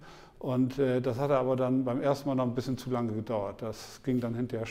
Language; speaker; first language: German; native; German